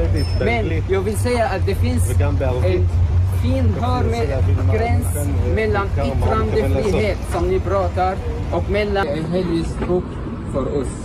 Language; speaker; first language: Swedish; non-native, fluent; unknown